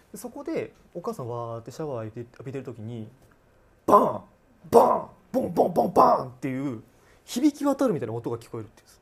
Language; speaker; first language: Japanese; native; Japanese